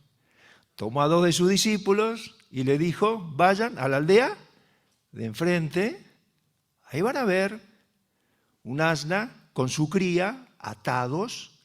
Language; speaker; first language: Spanish; native; Spanish